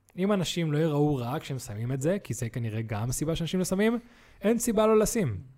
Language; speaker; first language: Hebrew; native; Hebrew